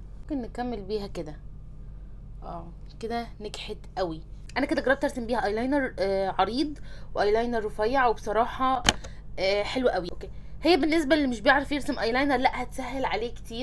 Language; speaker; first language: Arabic; native; Arabic